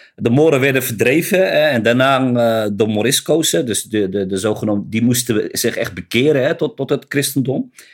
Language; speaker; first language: Dutch; early bilingual, other home language; Riffian